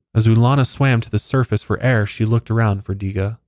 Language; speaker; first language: English; native; English